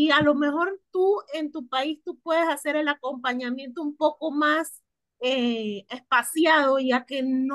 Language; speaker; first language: Spanish; native; Spanish